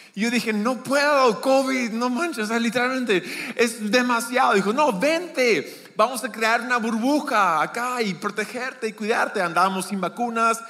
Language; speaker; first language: Spanish; native; Spanish